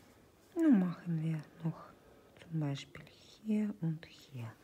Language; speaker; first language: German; non-native, fluent; Russian